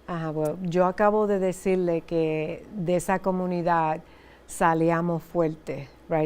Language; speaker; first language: Spanish; early bilingual, heritage; Spanish